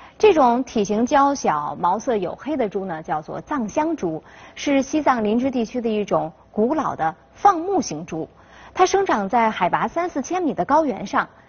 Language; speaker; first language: Chinese; native; Chinese